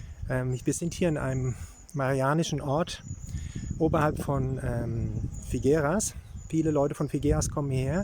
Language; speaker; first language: German; non-native, fluent; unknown